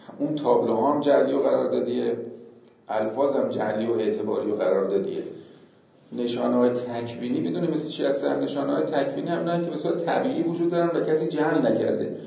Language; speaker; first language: Persian; native; Persian